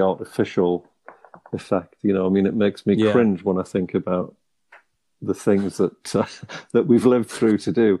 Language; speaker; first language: English; native; English